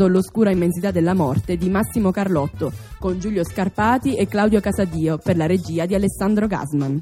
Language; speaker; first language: Italian; native; Italian